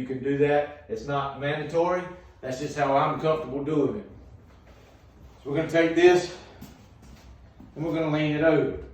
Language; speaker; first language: English; native; English